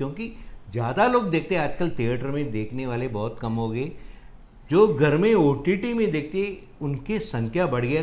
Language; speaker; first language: Hindi; non-native, local second language; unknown